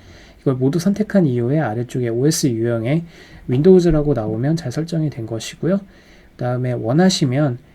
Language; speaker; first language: Korean; native; Korean